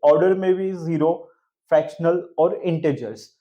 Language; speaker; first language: Hindi; non-native, local second language; Marathi